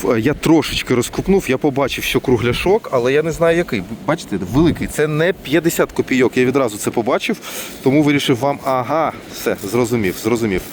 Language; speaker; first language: Ukrainian; non-native, local second language; Russian